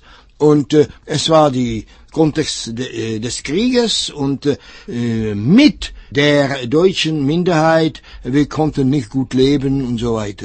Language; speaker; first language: German; non-native, fluent; Czech